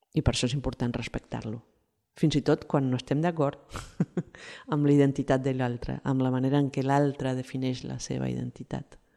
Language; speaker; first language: Catalan; non-native, fluent; Spanish